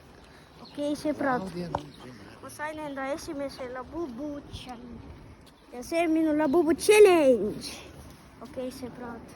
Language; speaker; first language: Estonian; early bilingual, other home language; Ukrainian